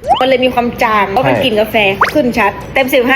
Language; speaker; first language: Thai; native; Thai